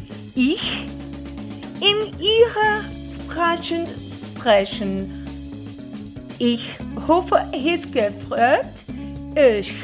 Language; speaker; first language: German; non-native, learner; Portuguese